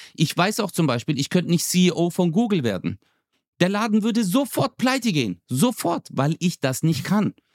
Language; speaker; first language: German; early bilingual, other home language; Turkish